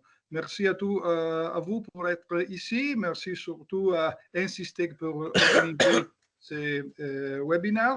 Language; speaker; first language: French; non-native, learner; Italian